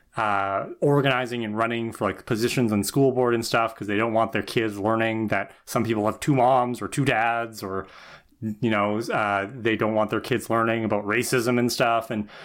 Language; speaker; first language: English; native; English